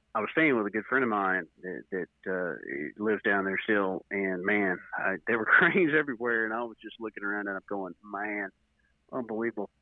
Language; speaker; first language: English; native; English